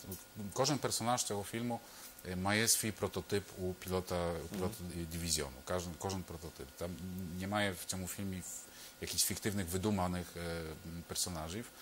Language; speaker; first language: Ukrainian; non-native, fluent; Polish